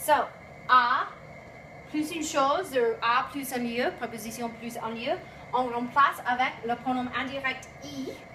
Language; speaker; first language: French; non-native, fluent; English